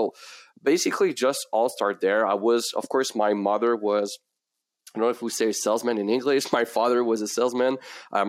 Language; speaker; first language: English; non-native, fluent; French